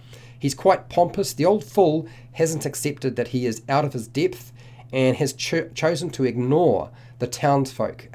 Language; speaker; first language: English; native; English